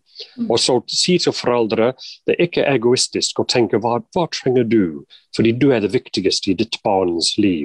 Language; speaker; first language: Norwegian; non-native, fluent; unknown